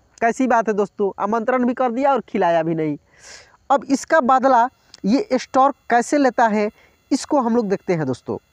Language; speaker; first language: Hindi; native; Hindi